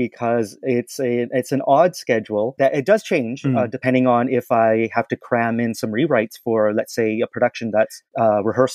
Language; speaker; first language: English; native; English